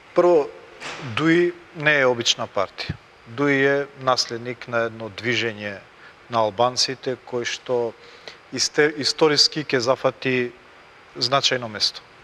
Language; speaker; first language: Macedonian; non-native, local second language; Albanian